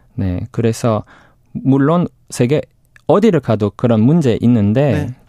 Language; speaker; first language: Korean; non-native, fluent; English